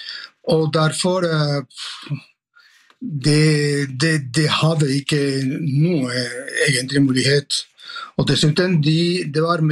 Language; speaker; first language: Norwegian; non-native, fluent; Spanish